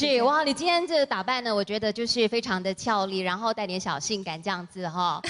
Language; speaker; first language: Chinese; native; Chinese